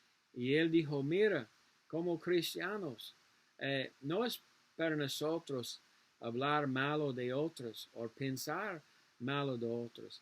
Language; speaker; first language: Spanish; non-native, learner; English